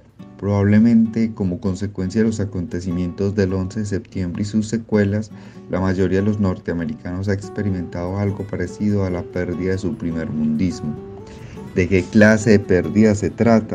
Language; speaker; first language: Spanish; native; Spanish